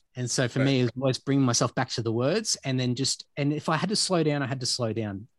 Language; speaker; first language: English; native; English